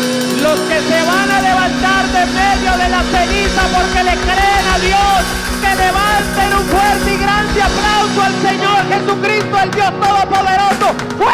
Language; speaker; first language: Spanish; native; Spanish